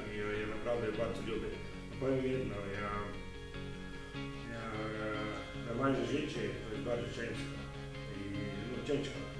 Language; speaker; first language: Polish; non-native, learner; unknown